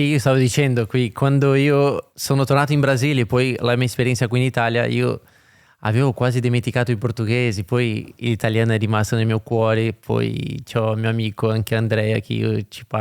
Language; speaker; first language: Italian; non-native, fluent; Portuguese